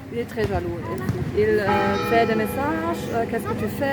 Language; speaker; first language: French; non-native, learner; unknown